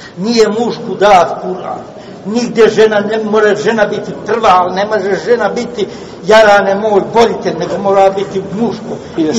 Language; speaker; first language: Bosnian; native; Bosnian